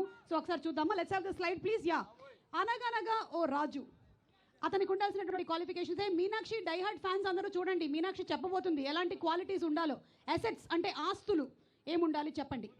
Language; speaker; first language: Telugu; native; Telugu